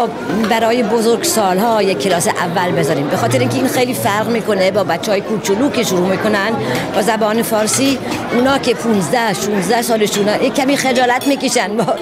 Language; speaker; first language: Persian; early bilingual, heritage; Persian